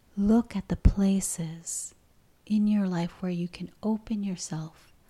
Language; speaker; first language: English; non-native, fluent; Spanish